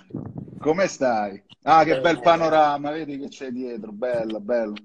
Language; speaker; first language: Italian; native; Italian